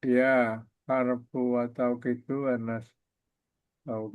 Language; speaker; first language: Arabic; non-native, fluent; Indonesian